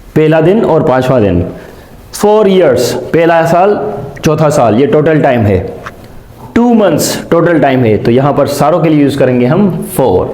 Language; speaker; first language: Urdu; non-native, local second language; Sindhi